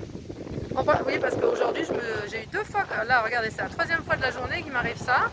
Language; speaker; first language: French; native; French